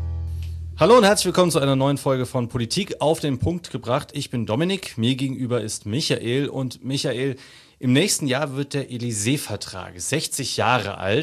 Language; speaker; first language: German; native; German